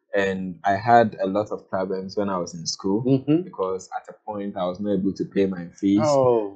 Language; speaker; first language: English; non-native, local second language; Akan